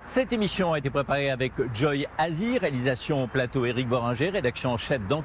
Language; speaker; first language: French; native; French